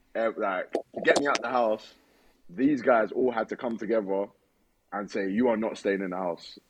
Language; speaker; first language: English; native; English